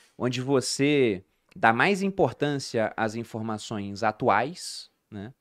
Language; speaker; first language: Portuguese; native; Portuguese